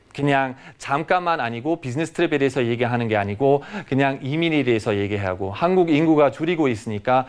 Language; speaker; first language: Korean; non-native, fluent; German